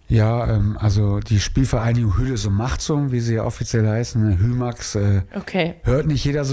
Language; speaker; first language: German; native; German